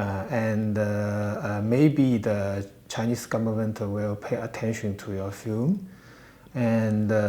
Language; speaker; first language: English; non-native, learner; Chinese